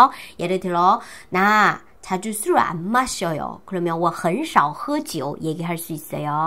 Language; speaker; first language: Korean; non-native, fluent; Chinese